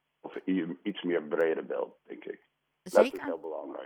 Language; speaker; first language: Dutch; non-native, fluent; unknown